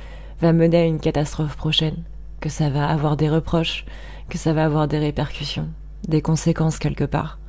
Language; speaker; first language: French; native; French